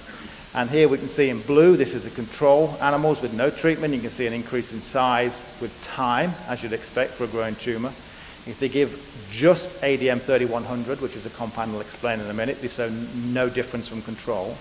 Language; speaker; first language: English; native; English